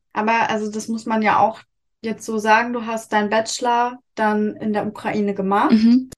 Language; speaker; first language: German; native; German